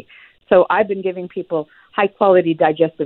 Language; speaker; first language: English; native; English